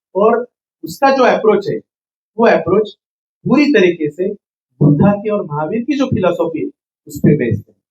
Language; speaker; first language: Hindi; non-native, local second language; Marathi